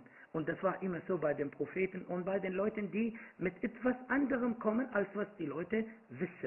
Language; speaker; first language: German; non-native, fluent; Arabic